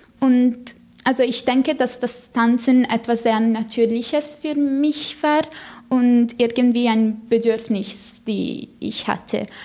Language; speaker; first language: German; non-native, fluent; Italian